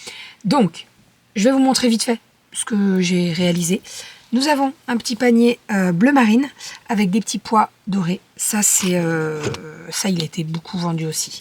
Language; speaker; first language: French; native; French